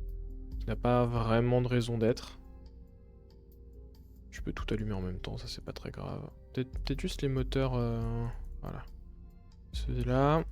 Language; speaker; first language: French; native; French